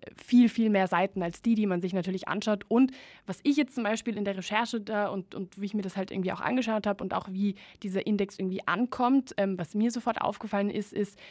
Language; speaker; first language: German; non-native, fluent; Spanish